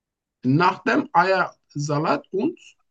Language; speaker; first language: German; non-native, learner; Turkish